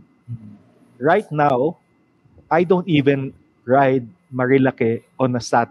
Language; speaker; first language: English; non-native, local second language; Filipino